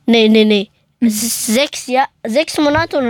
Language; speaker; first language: German; early bilingual, other home language; Persian